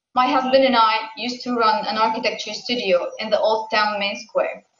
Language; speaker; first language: English; non-native, fluent; Arabic